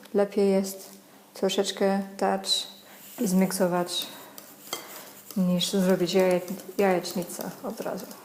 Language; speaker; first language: Polish; non-native, learner; English